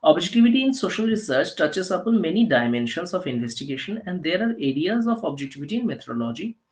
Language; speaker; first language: English; non-native, local second language; Bangla